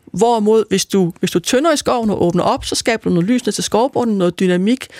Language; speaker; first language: Danish; native; Danish